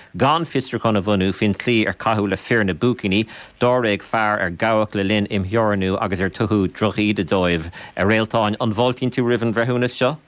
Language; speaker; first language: Irish; native; Irish